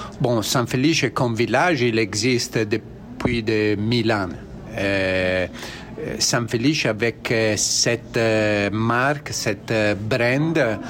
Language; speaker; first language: French; non-native, learner; Italian